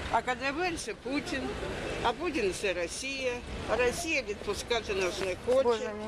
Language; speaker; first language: Ukrainian; non-native, local second language; Russian